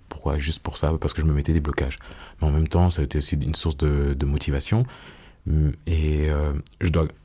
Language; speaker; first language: French; early bilingual, other home language; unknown